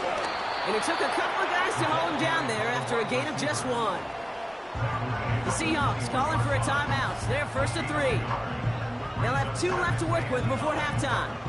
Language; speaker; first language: English; native; English